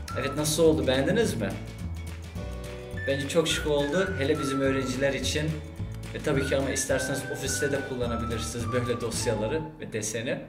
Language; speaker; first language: Turkish; early bilingual, heritage; Turkish